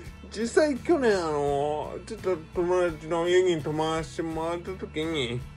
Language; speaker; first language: Japanese; native; Japanese